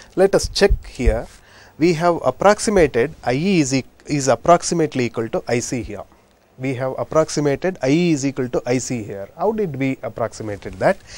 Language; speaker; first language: English; non-native, local second language; Kannada